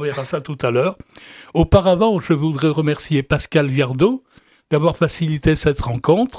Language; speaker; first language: French; native; French